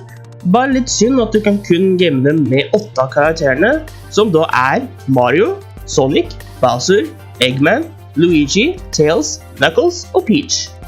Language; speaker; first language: Norwegian; native; Norwegian